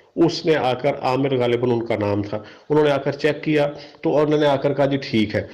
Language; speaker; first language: Urdu; non-native, local second language; Punjabi